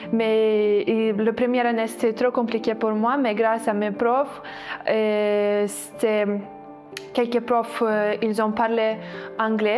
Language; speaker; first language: French; non-native, fluent; Ukrainian